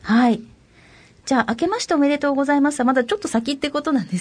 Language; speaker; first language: Japanese; native; Japanese